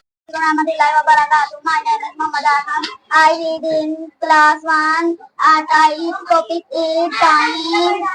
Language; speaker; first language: English; non-native, learner; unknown